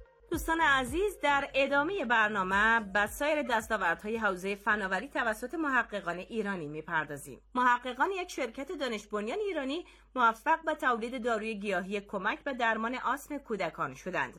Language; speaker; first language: Persian; native; Persian